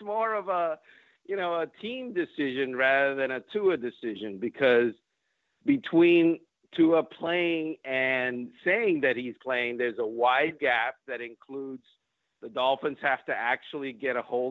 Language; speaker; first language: English; non-native, fluent; Spanish